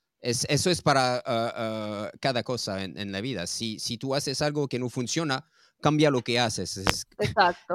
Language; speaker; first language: Spanish; non-native, learner; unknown